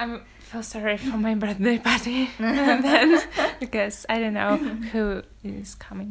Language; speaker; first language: English; non-native, fluent; Russian